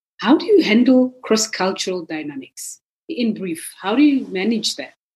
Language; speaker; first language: English; non-native, local second language; Zulu